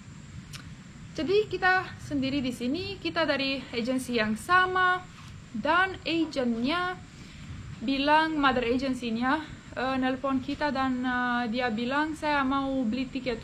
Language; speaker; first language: Indonesian; non-native, fluent; Romanian